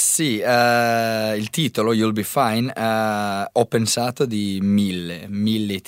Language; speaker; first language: Italian; non-native, learner; English